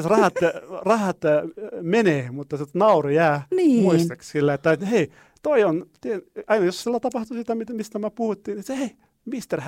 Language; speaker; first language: Finnish; non-native, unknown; Arabic